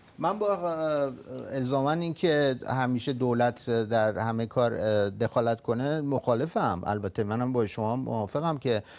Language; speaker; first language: Persian; native; Persian